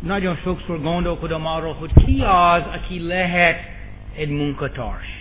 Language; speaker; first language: Hungarian; non-native, fluent; English